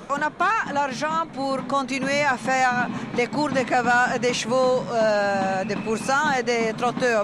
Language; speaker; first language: French; non-native, learner; Italian